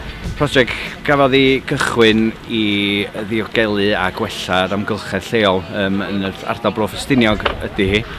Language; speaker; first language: Welsh; native; Welsh